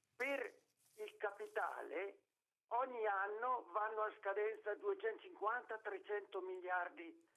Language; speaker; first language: Italian; native; Italian